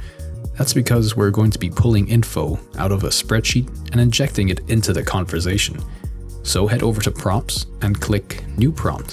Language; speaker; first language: English; native; English